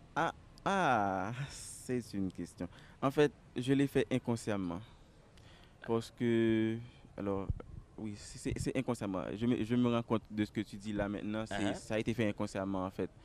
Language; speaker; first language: French; native; French